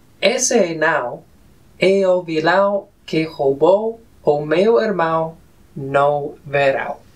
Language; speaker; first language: Portuguese; non-native, fluent; Spanish